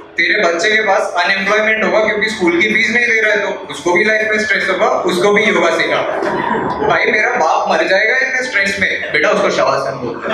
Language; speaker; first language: Hindi; native; Hindi